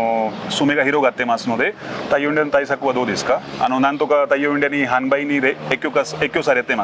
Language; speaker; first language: Japanese; non-native, fluent; Hindi